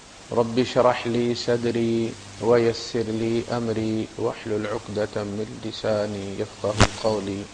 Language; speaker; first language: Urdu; non-native, local second language; Punjabi